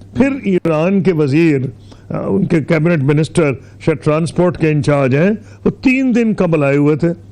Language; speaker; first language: Urdu; non-native, local second language; Punjabi